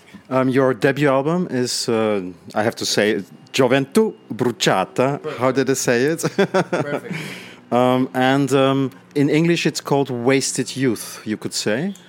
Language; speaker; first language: English; non-native, fluent; German